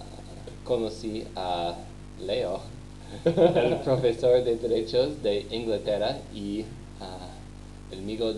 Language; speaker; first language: Spanish; non-native, learner; English